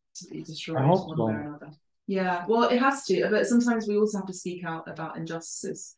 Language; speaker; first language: English; early bilingual, other home language; Spanish